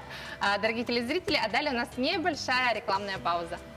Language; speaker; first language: Russian; native; Russian